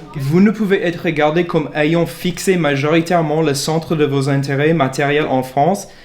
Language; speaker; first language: French; non-native, fluent; English